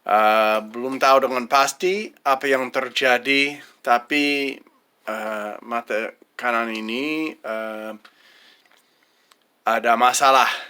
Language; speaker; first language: Indonesian; non-native, fluent; English